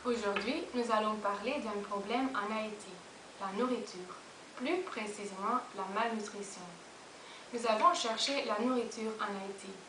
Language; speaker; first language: French; non-native, learner; Dutch